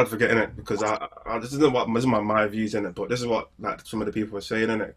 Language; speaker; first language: English; native; English